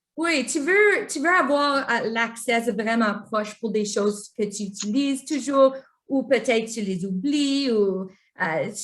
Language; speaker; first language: French; non-native, local second language; English